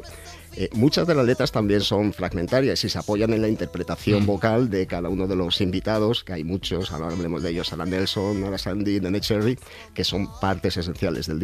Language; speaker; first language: Spanish; native; Spanish